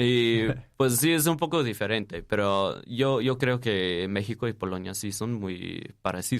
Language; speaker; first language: Spanish; non-native, fluent; English